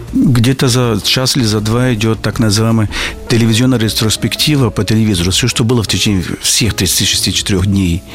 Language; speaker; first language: Russian; non-native, fluent; Portuguese